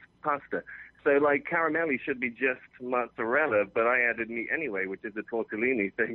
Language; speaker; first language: English; native; English